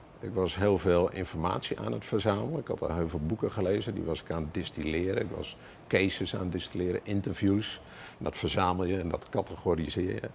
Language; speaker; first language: Dutch; native; Dutch